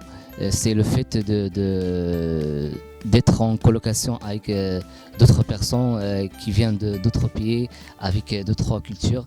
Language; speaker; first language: French; non-native, local second language; Arabic